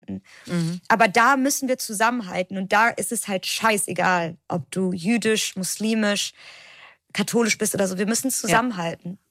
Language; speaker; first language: German; early bilingual, other home language; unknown